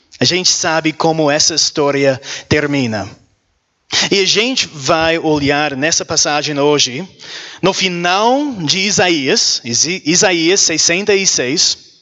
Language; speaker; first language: Portuguese; non-native, learner; English